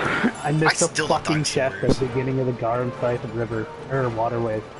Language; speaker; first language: English; native; English